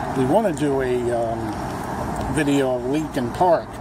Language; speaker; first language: English; native; English